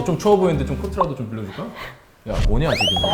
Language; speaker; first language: Korean; native; Korean